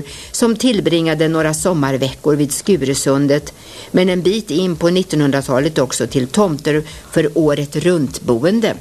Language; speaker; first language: Swedish; native; Swedish